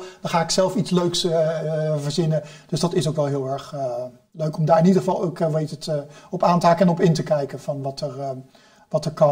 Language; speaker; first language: Dutch; native; Dutch